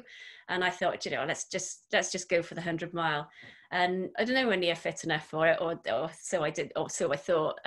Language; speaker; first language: English; native; English